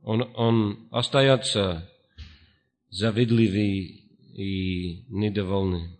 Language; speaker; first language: Russian; non-native, fluent; English